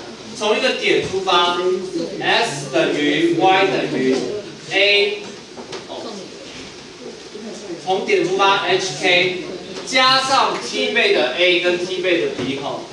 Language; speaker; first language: Chinese; native; Chinese